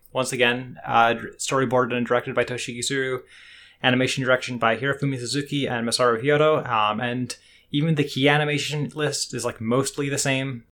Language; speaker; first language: English; native; English